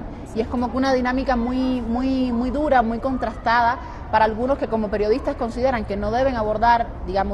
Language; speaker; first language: Spanish; native; Spanish